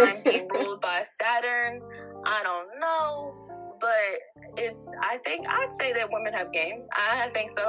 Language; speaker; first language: English; native; English